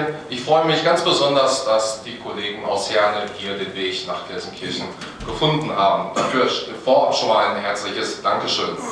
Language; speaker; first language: German; native; German